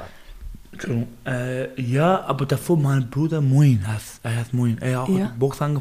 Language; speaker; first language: German; non-native, learner; Baluchi